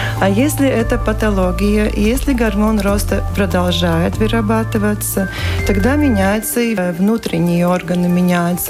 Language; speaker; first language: Russian; non-native, local second language; Latvian